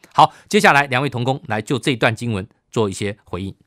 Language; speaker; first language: Chinese; native; Chinese